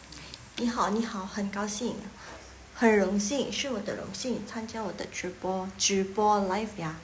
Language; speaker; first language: Chinese; non-native, fluent; Indonesian